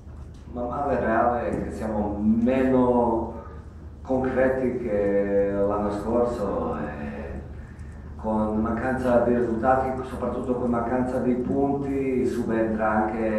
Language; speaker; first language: Italian; non-native, fluent; Croatian